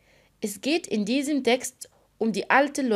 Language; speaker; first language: German; non-native, fluent; Arabic